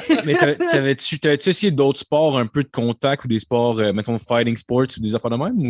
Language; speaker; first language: French; native; French